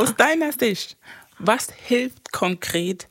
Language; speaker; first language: German; non-native, fluent; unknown